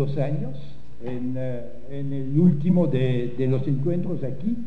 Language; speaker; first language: Spanish; non-native, fluent; French